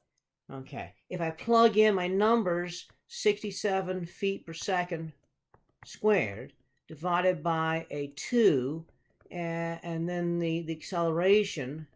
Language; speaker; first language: English; native; English